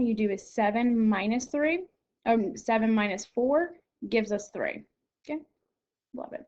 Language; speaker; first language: English; native; English